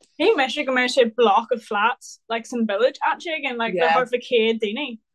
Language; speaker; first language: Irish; non-native, local second language; English